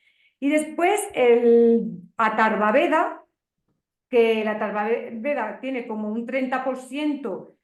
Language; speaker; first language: Spanish; native; Spanish